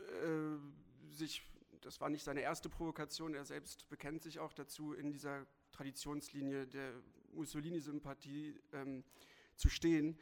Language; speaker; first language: German; native; German